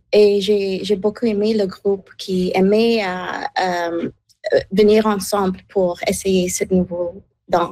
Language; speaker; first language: French; non-native, local second language; English